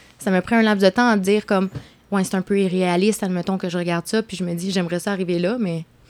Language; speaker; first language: French; native; French